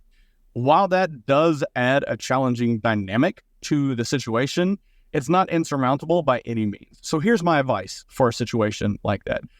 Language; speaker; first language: English; native; English